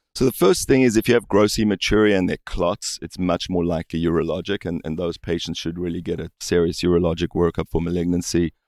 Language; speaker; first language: English; native; English